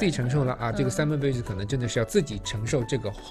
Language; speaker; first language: Chinese; native; Chinese